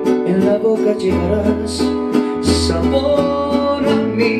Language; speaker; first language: Spanish; native; Spanish